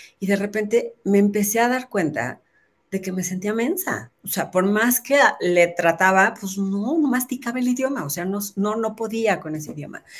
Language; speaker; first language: Spanish; native; Spanish